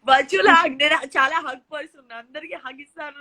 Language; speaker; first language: Telugu; non-native, local second language; Gujarati